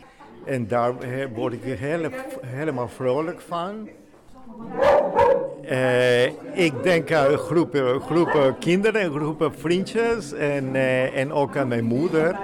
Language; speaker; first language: Dutch; non-native, learner; Spanish